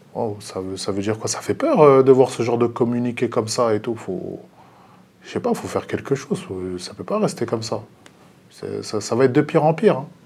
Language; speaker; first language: French; early bilingual, other home language; Lingala